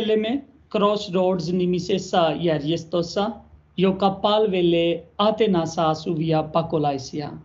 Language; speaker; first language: Finnish; non-native, learner; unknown